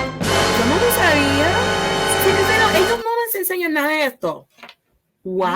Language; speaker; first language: Spanish; non-native, fluent; English